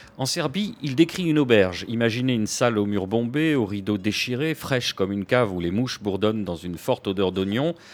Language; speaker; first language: French; native; French